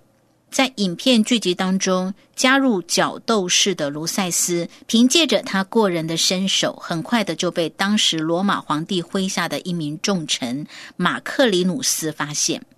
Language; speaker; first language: Chinese; native; Chinese